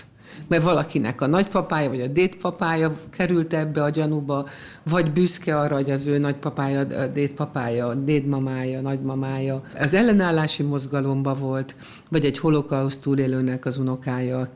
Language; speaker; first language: Hungarian; native; Hungarian